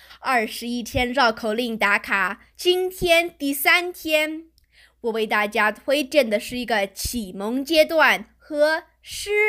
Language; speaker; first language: Chinese; early bilingual, heritage; Chinese